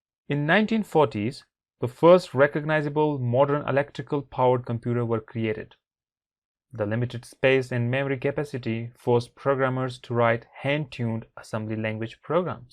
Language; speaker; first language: English; non-native, fluent; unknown